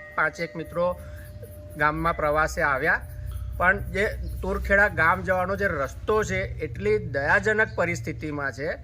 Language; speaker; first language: Gujarati; native; Gujarati